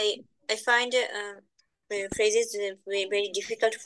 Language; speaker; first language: English; non-native, learner; Bangla